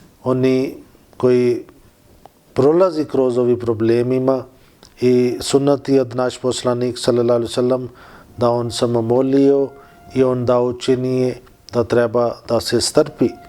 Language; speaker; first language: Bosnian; non-native, learner; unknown